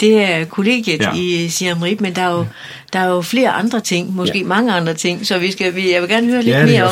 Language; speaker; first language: Danish; native; Danish